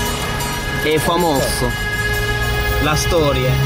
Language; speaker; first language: Italian; non-native, learner; English